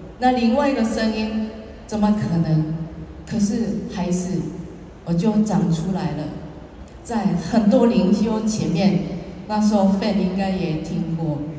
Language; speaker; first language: Chinese; non-native, fluent; Korean